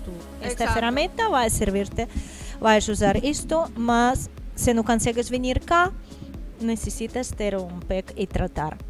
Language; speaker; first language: Spanish; non-native, learner; Portuguese